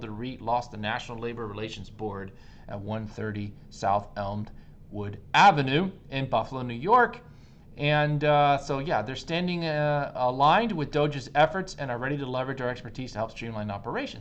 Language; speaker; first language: English; native; English